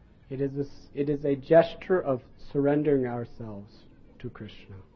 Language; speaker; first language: English; native; English